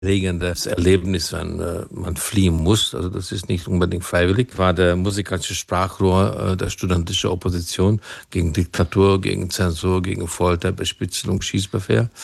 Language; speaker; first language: German; non-native, fluent; Hungarian